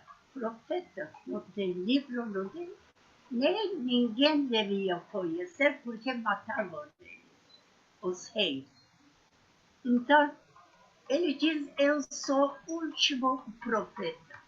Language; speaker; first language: Portuguese; non-native, fluent; Persian